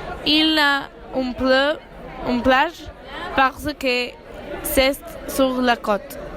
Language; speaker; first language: French; non-native, learner; Spanish